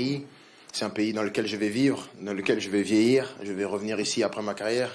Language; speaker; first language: French; native; French